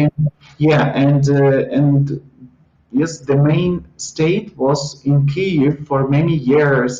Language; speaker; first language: English; non-native, fluent; Ukrainian